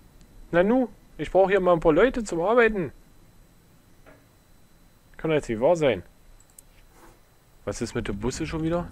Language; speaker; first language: German; native; German